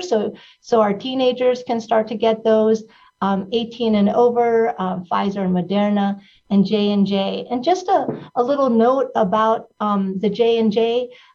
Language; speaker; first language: English; early bilingual, other home language; Spanish